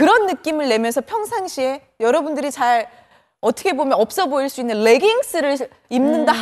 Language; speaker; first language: Korean; native; Korean